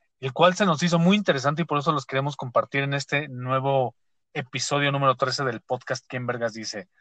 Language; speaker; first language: Spanish; native; Spanish